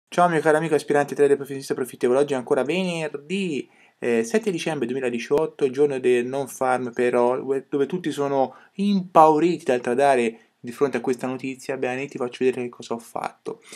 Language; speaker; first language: Italian; native; Italian